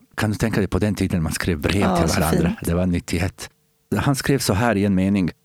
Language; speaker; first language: Swedish; non-native, fluent; Bosnian